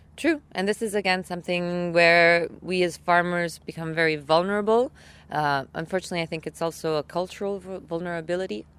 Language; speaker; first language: English; non-native, fluent; Italian